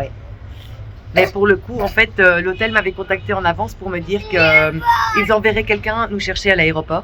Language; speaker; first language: French; native; French